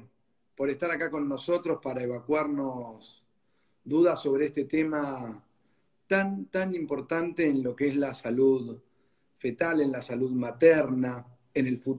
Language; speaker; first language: Spanish; native; Spanish